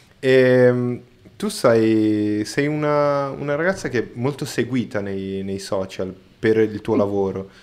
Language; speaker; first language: Italian; non-native, fluent; Portuguese